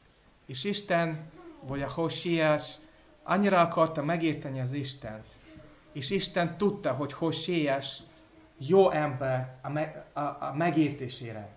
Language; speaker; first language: Hungarian; non-native, fluent; English